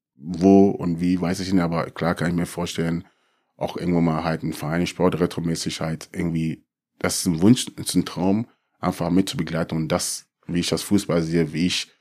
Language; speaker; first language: German; early bilingual, other home language; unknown